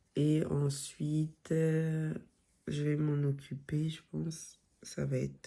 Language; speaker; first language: French; native; French